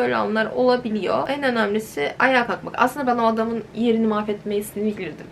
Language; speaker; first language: Turkish; native; Turkish